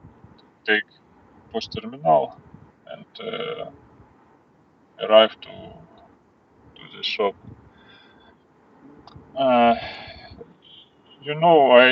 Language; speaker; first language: English; non-native, learner; Russian